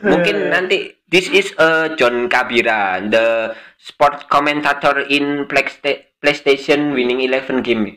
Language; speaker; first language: English; non-native, learner; Indonesian